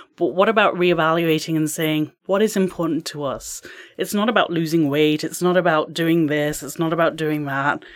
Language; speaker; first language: English; native; English